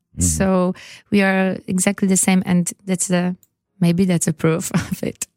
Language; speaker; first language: English; non-native, learner; Polish